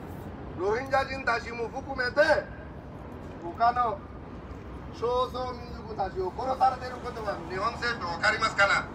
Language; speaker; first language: Japanese; non-native, fluent; Rohingya